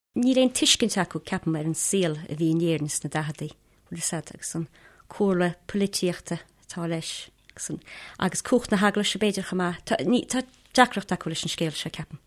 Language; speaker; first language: Irish; native; Irish